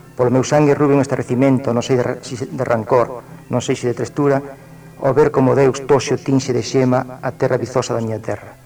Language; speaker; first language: Galician; non-native, local second language; Spanish